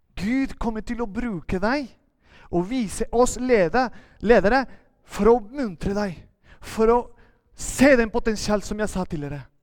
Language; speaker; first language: Norwegian; non-native, fluent; Spanish